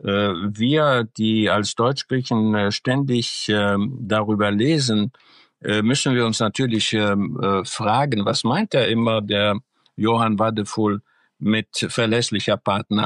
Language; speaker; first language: German; early bilingual, other home language; Greek